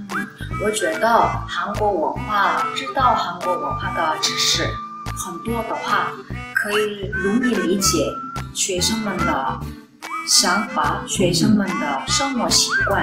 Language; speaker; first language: Chinese; non-native, learner; Korean